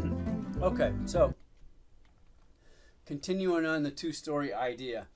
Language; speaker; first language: English; native; English